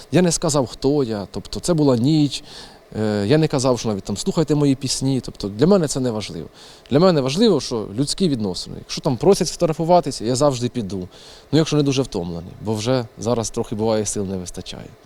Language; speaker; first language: Ukrainian; native; Ukrainian